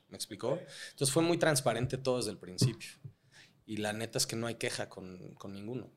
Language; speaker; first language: Spanish; native; Spanish